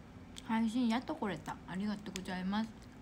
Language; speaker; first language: Japanese; non-native, fluent; Korean